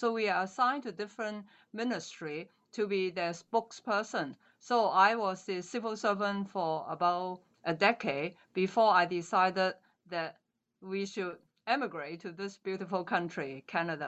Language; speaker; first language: English; non-native, local second language; Cantonese